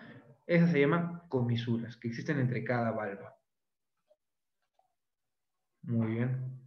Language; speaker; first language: Spanish; native; Spanish